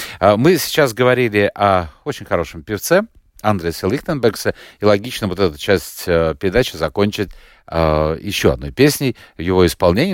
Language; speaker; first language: Russian; native; Russian